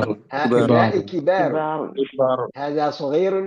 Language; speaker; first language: Arabic; non-native, fluent; Malayalam